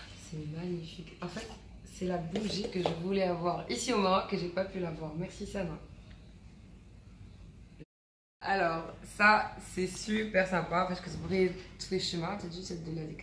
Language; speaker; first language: French; non-native, local second language; Arabic